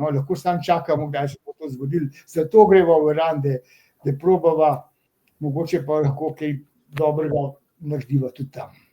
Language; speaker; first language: Slovenian; native; Slovenian